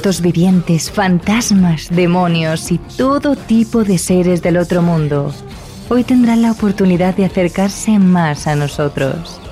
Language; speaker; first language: Spanish; native; Spanish